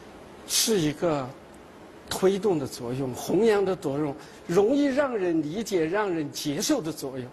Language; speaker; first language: Chinese; native; Chinese